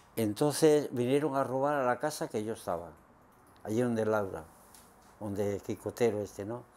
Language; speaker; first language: Spanish; native; Spanish